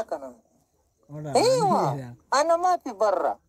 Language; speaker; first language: Arabic; non-native, learner; Pashto